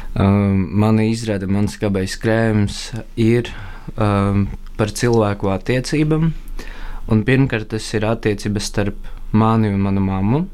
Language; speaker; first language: Latvian; non-native, local second language; Russian